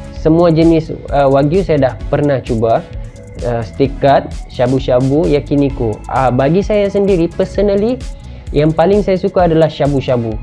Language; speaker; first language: Malay; native; Malay